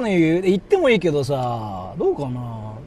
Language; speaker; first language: Japanese; native; Japanese